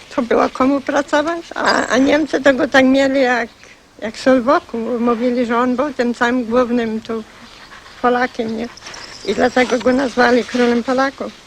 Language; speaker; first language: Polish; native; Polish